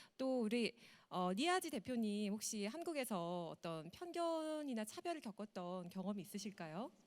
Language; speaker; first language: Korean; native; Korean